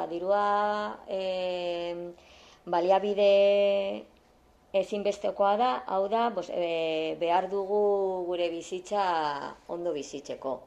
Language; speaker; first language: Basque; non-native, learner; Spanish